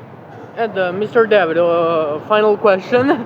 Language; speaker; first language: English; non-native, learner; Georgian